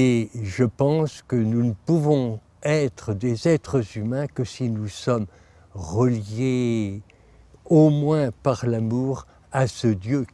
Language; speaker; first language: French; native; French